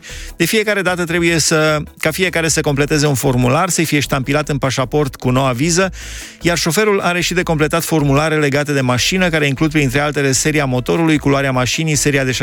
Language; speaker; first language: Romanian; native; Romanian